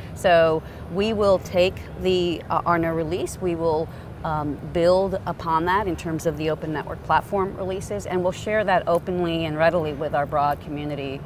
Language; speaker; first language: English; native; English